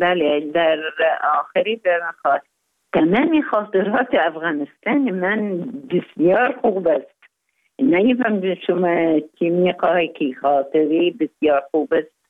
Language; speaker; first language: Persian; non-native, fluent; Arabic